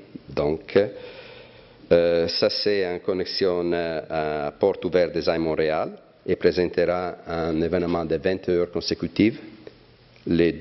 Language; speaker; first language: French; non-native, fluent; Italian